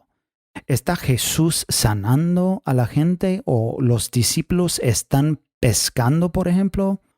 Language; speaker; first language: Spanish; non-native, fluent; English